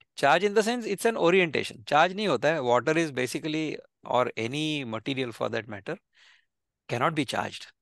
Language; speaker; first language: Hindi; non-native, local second language; Marathi